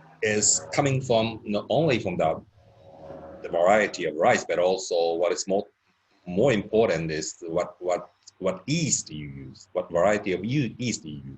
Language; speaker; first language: English; non-native, fluent; Japanese